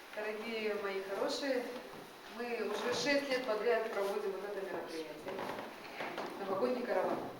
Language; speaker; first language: Russian; non-native, local second language; Gagauz